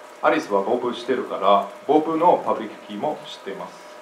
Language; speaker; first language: Japanese; non-native, fluent; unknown